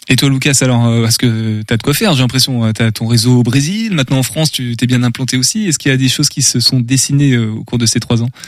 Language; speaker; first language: French; native; French